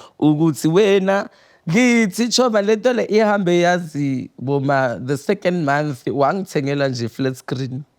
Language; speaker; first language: Zulu; native; Zulu